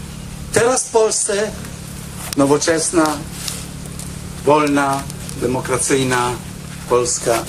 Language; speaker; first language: Polish; non-native, fluent; Hebrew